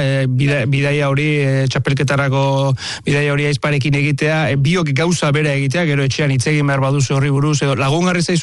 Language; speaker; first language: Basque; native; Basque